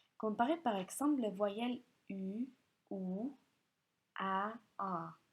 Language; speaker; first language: French; non-native, fluent; Finnish